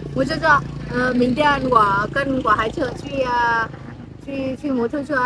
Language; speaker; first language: Chinese; non-native, learner; Vietnamese